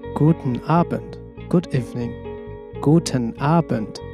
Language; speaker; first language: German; non-native, fluent; Nepali